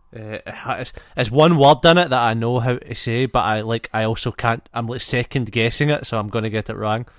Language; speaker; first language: English; native; English